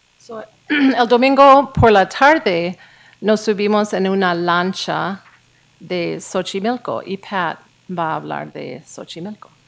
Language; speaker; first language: Spanish; non-native, fluent; English